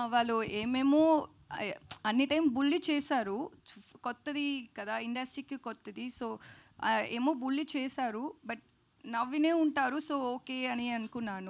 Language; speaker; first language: Telugu; non-native, learner; Tamil